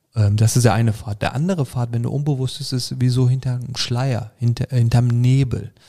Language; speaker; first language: German; early bilingual, other home language; Turkish